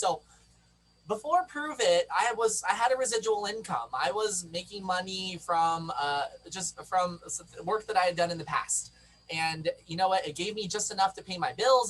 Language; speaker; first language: English; native; English